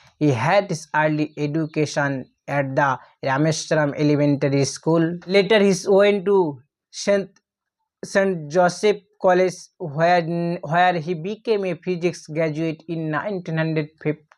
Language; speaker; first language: English; non-native, local second language; Bangla